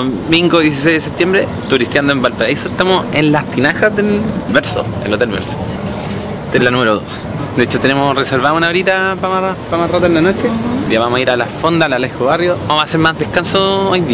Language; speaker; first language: Spanish; native; Spanish